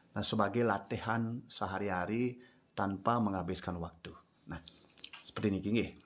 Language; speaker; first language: Indonesian; non-native, local second language; Balinese